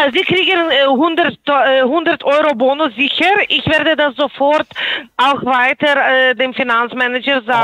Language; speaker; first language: German; non-native, fluent; Polish